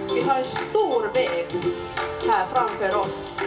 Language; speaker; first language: Swedish; non-native, local second language; Finnish